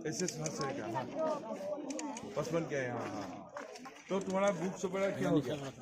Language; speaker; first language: Hindi; non-native, local second language; Assamese